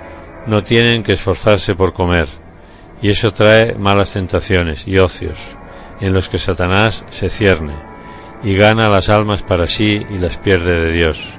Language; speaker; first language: Spanish; native; Spanish